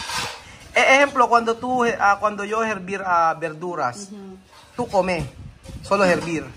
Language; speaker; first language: Spanish; non-native, learner; Filipino